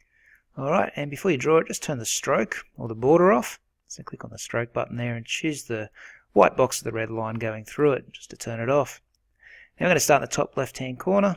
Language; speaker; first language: English; native; English